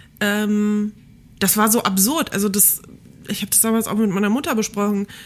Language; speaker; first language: German; early bilingual, other home language; Polish